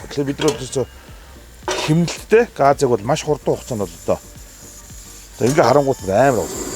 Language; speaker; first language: Mongolian; native; Mongolian